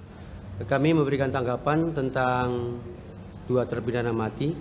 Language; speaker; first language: Indonesian; native; Indonesian